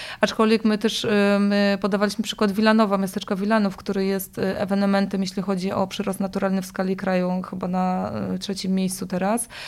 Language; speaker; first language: Polish; native; Polish